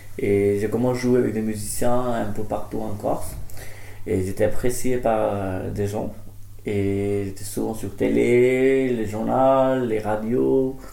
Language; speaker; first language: French; non-native, fluent; Hindi